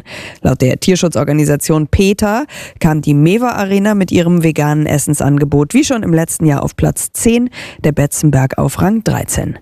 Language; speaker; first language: German; native; German